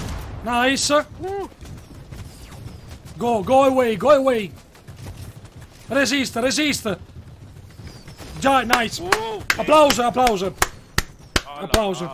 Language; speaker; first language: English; non-native, learner; Italian